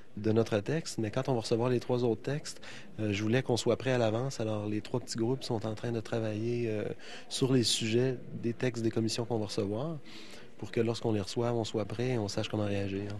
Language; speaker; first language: French; native; French